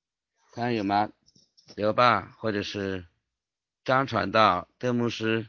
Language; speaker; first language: Chinese; native; Chinese